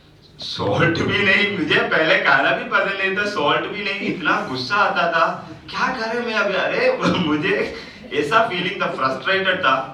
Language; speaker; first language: Hindi; non-native, local second language; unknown